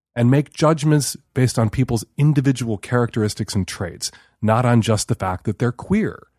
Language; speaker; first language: English; native; English